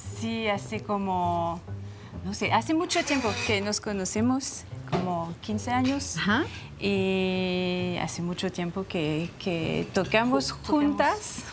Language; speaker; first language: Spanish; non-native, learner; French